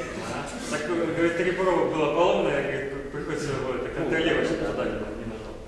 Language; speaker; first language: Russian; native; Russian